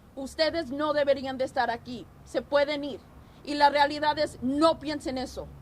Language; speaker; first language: Spanish; early bilingual, heritage; Spanish